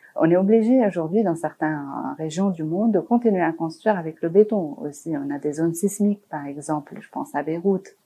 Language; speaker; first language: French; non-native, local second language; Arabic